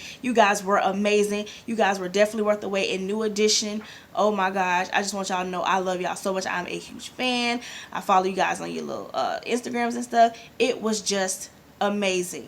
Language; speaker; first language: English; native; English